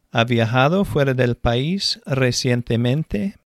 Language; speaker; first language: Spanish; non-native, fluent; English